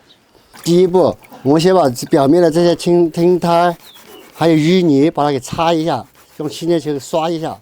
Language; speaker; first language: Chinese; native; Chinese